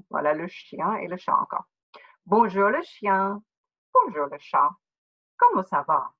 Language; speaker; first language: French; non-native, fluent; English